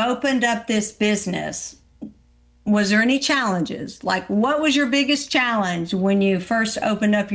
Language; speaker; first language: English; native; English